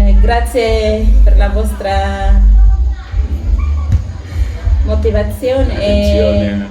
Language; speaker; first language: Italian; non-native, fluent; Indonesian